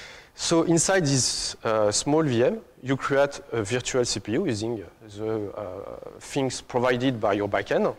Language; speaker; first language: English; non-native, fluent; French